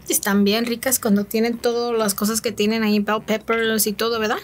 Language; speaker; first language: Spanish; native; Spanish